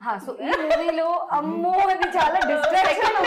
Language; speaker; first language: Telugu; non-native, local second language; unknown